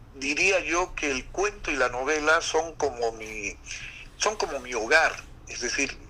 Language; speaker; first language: Spanish; native; Spanish